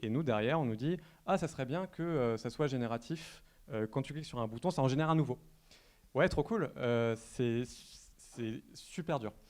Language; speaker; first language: French; native; French